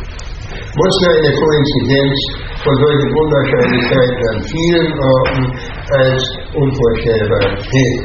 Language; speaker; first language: German; native; German